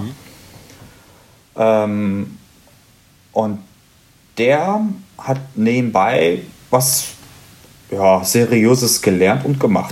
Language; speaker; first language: German; native; German